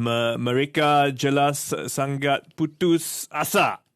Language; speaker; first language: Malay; non-native, learner; English